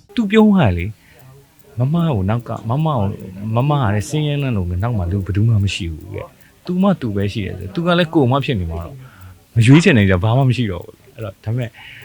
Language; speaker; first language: Burmese; native; Burmese